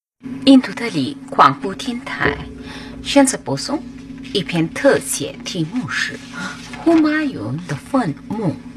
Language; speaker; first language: Chinese; non-native, fluent; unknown